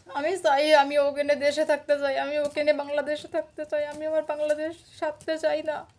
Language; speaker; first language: Bangla; native; Bangla